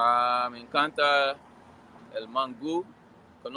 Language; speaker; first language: Spanish; non-native, learner; English